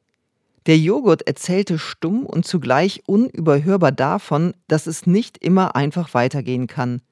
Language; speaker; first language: German; native; German